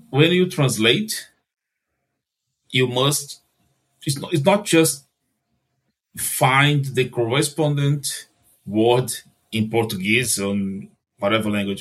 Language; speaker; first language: English; non-native, fluent; Portuguese